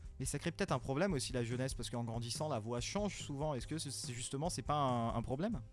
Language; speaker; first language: French; native; French